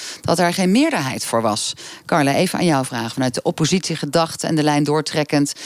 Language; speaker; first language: Dutch; native; Dutch